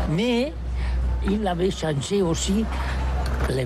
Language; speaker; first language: French; non-native, learner; Catalan